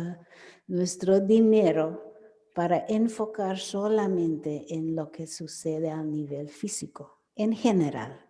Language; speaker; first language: Spanish; non-native, fluent; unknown